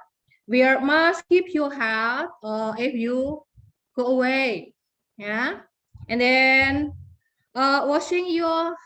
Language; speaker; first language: English; non-native, learner; Indonesian